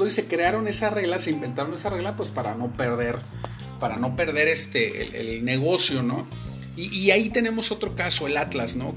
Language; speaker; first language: Spanish; native; Spanish